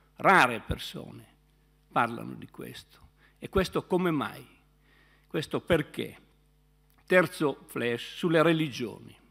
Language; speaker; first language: Italian; native; Italian